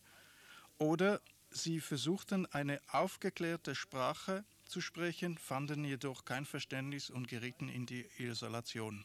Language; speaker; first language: German; non-native, fluent; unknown